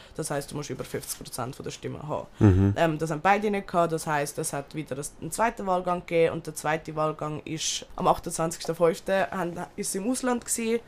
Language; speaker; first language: German; early bilingual, other home language; Turkish